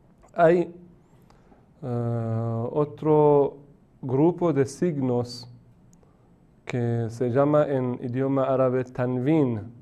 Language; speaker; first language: Spanish; non-native, fluent; Persian